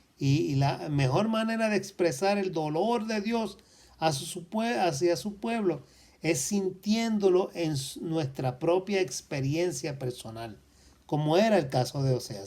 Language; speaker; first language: Spanish; native; Spanish